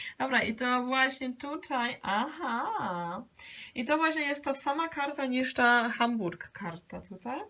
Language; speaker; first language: Polish; early bilingual, heritage; Polish